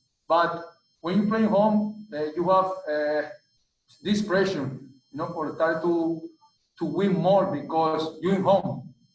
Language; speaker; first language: English; non-native, learner; Spanish